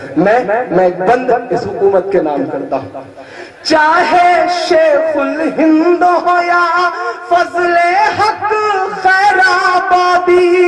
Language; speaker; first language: Hindi; native; Hindi